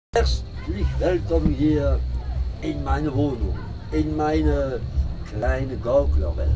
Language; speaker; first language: German; non-native, fluent; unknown